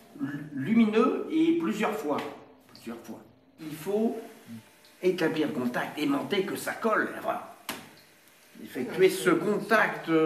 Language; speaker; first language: French; non-native, fluent; English